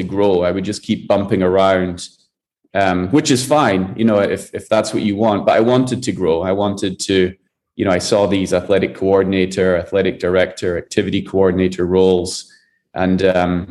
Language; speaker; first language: English; native; English